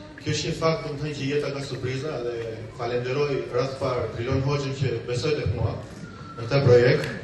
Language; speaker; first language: Albanian; early bilingual, heritage; Albanian